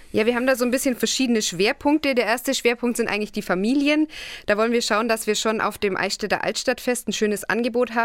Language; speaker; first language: German; native; German